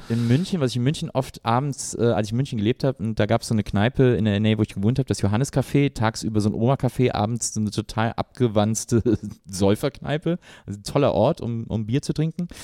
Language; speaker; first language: German; native; German